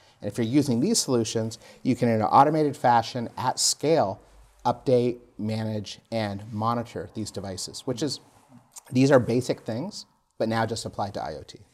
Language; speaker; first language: English; native; English